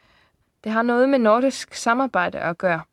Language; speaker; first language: Danish; early bilingual, heritage; Icelandic